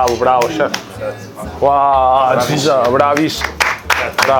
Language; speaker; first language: Italian; native; Italian